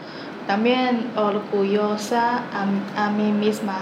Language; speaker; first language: Spanish; non-native, learner; Chinese